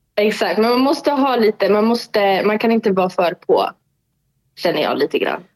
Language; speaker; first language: Swedish; early bilingual, other home language; Tigrinya